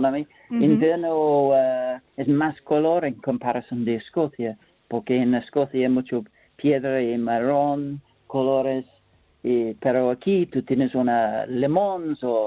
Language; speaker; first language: Spanish; non-native, learner; English